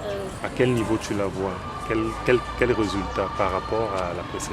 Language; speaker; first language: French; native; French